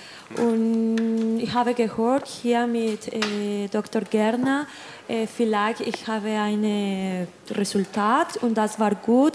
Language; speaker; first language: German; non-native, learner; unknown